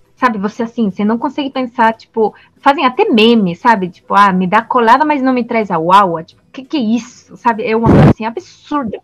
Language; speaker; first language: Portuguese; non-native, fluent; Spanish